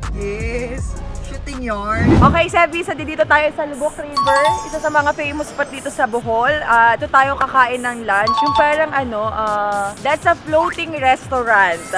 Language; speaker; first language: Filipino; native; Filipino